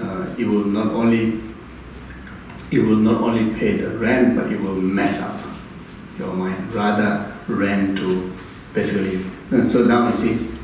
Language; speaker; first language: English; non-native, fluent; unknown